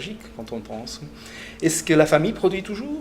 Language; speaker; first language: French; non-native, fluent; Romanian